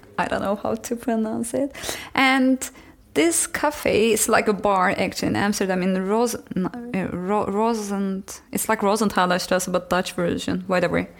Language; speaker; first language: English; non-native, fluent; Turkish